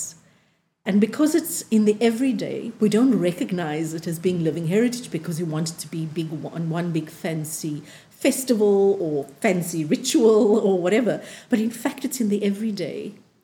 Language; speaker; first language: English; native; English